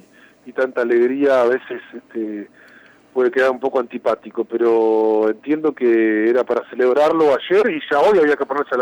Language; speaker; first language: Spanish; native; Spanish